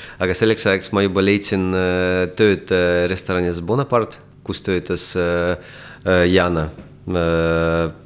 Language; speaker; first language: Estonian; non-native, local second language; Russian